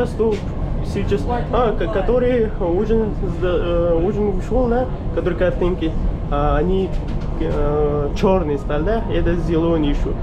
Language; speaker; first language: Russian; non-native, learner; Pashto